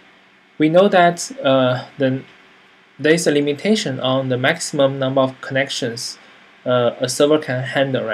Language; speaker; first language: English; non-native, fluent; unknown